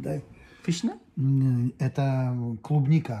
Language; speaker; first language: Russian; non-native, learner; English